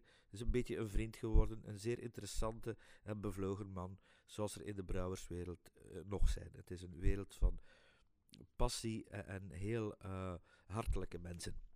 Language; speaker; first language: Dutch; native; Dutch